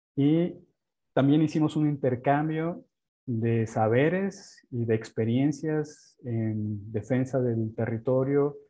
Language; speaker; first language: Spanish; native; Spanish